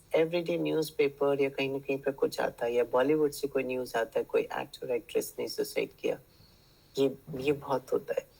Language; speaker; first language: Hindi; native; Hindi